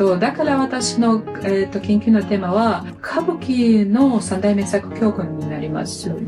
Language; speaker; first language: Japanese; non-native, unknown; Russian